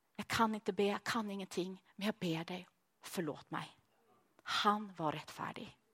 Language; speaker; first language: Swedish; native; Swedish